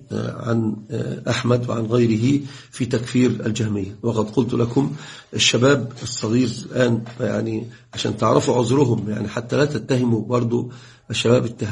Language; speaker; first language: Arabic; native; Arabic